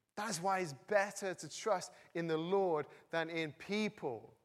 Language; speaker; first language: English; native; English